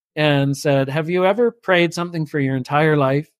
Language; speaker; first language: English; native; English